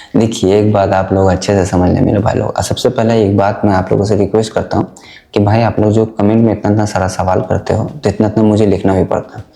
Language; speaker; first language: Hindi; native; Hindi